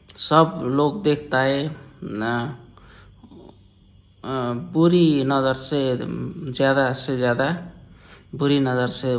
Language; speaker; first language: Hindi; non-native, learner; Nepali